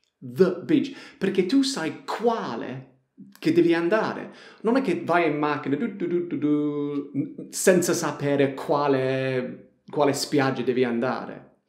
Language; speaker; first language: Italian; non-native, fluent; English